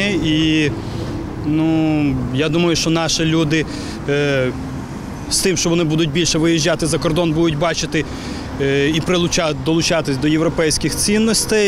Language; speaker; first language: Ukrainian; non-native, local second language; Russian